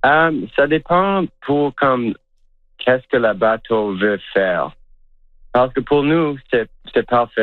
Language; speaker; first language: French; non-native, local second language; English